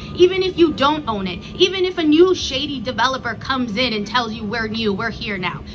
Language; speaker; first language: English; early bilingual, other home language; Spanish